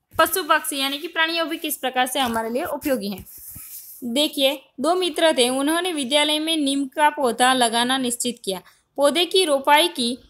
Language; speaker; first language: Hindi; non-native, local second language; Gujarati